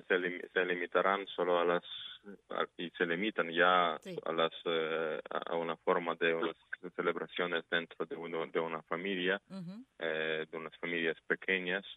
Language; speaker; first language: Spanish; non-native, fluent; Ukrainian